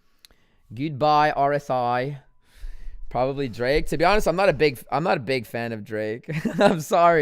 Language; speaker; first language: English; native; English